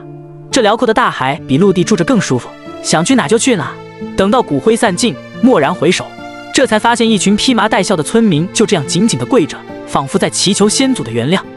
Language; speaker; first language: Chinese; native; Chinese